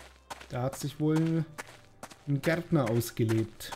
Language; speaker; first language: German; native; German